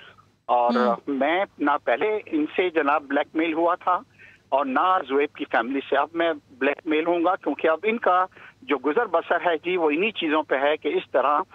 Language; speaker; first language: Urdu; native; Urdu